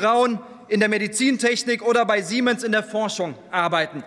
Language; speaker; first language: German; early bilingual, other home language; Turkish